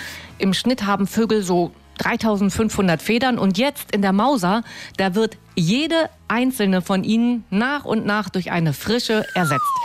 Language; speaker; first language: German; native; German